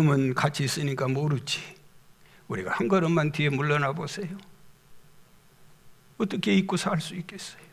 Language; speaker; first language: Korean; native; Korean